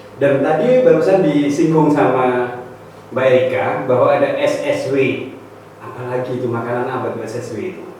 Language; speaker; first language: Indonesian; non-native, local second language; Javanese